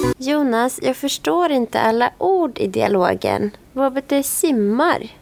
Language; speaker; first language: Swedish; non-native, fluent; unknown